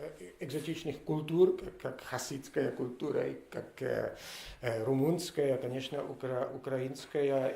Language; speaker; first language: Russian; non-native, learner; Czech